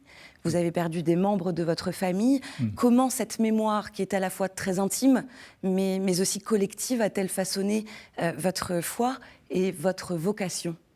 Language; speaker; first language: French; native; French